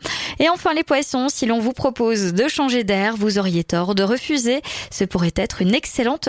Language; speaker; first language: French; native; French